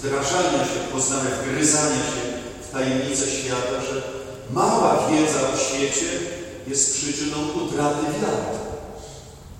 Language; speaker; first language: Polish; native; Polish